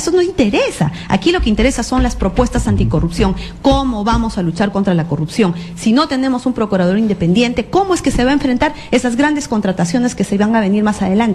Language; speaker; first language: Spanish; native; Spanish